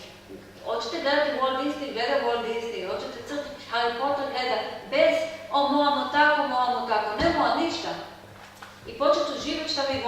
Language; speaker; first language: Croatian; non-native, learner; Hebrew